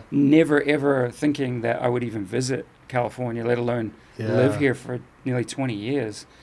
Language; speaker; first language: English; native; English